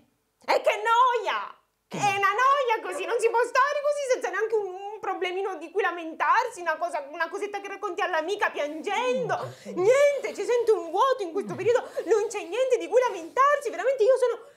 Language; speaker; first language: Italian; native; Italian